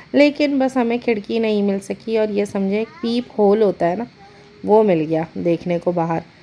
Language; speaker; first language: Urdu; native; Urdu